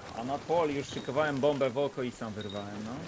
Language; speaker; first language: Polish; native; Polish